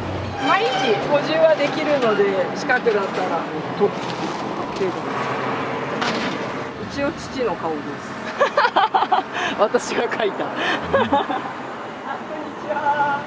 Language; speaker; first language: Japanese; native; Japanese